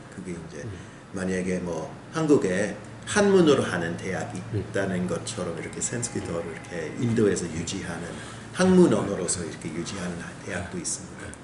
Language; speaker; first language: Korean; non-native, fluent; English